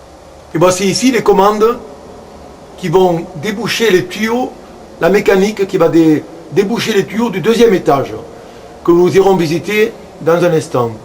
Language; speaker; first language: French; native; French